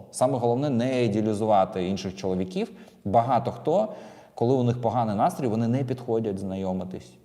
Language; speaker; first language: Ukrainian; native; Ukrainian